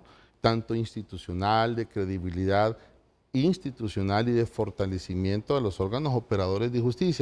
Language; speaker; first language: Spanish; native; Spanish